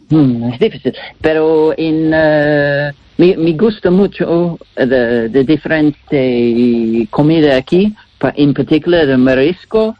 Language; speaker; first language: Spanish; non-native, learner; English